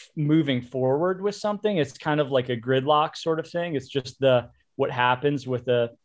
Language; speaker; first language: English; native; English